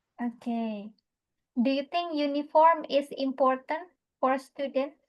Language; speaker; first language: English; non-native, fluent; Indonesian